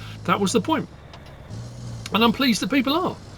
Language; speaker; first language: English; native; English